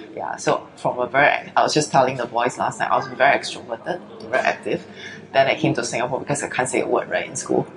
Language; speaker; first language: English; early bilingual, other home language; Chinese